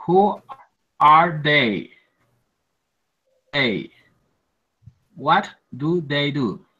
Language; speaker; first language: English; non-native, learner; Spanish